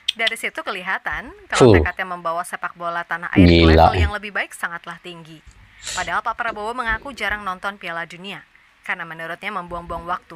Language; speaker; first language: Indonesian; native; Indonesian